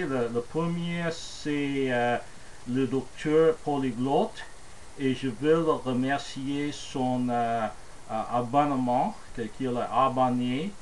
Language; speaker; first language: French; non-native, fluent; English